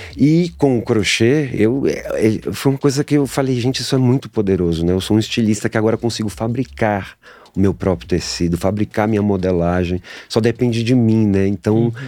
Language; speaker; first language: Portuguese; native; Portuguese